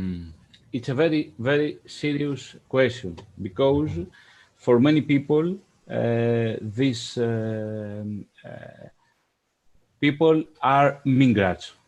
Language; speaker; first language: English; non-native, fluent; Greek